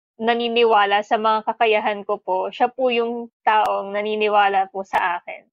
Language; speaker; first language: English; non-native, local second language; Filipino